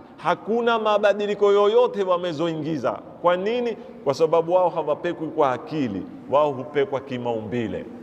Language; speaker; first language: Swahili; native; Swahili